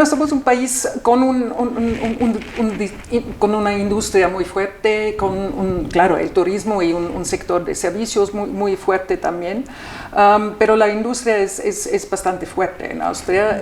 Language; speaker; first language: Spanish; non-native, fluent; German